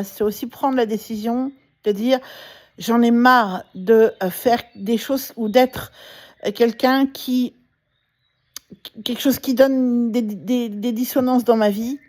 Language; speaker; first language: French; native; French